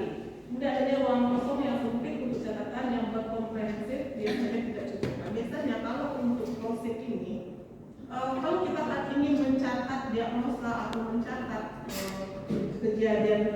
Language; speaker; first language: Indonesian; native; Indonesian